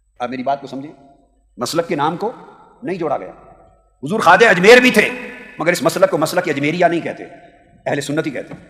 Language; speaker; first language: Urdu; native; Urdu